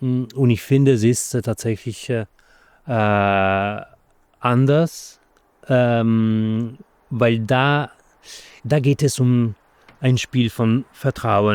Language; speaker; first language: German; non-native, fluent; Italian